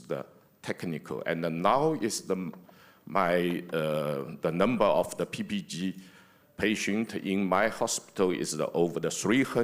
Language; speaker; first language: English; non-native, fluent; Chinese